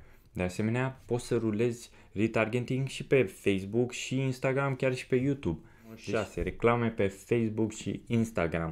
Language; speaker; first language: Romanian; native; Romanian